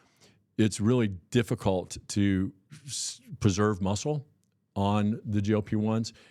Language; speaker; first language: English; native; English